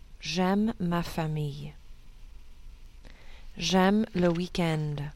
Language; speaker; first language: French; non-native, learner; English